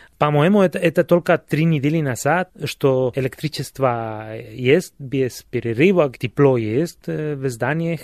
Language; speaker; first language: Russian; non-native, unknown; Spanish